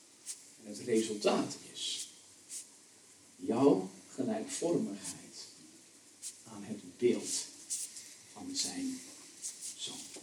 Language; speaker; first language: Dutch; native; Dutch